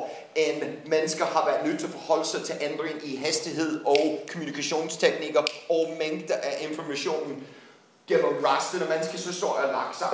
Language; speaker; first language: Danish; non-native, fluent; English